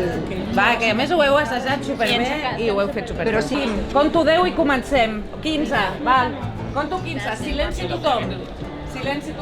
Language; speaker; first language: Catalan; native; Catalan